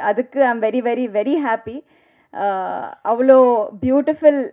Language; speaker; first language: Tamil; non-native, learner; Telugu